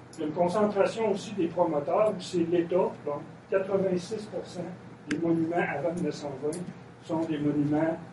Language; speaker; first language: French; native; French